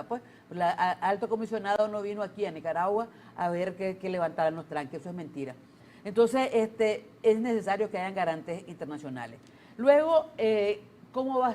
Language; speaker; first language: Spanish; native; Spanish